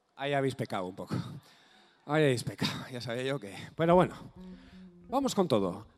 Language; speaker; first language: Spanish; non-native, local second language; Basque